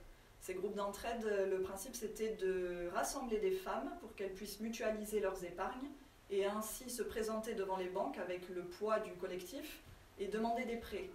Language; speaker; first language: French; native; French